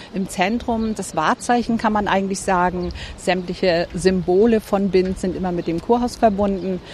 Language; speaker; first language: German; native; German